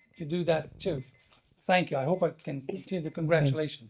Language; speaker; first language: English; non-native, fluent; Portuguese